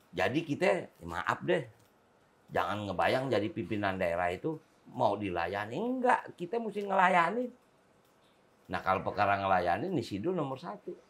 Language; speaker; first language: Indonesian; native; Indonesian